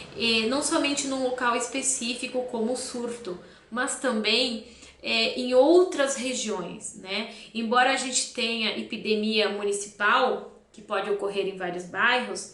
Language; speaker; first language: Portuguese; native; Portuguese